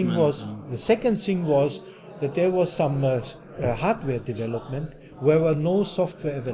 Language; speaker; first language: English; non-native, fluent; German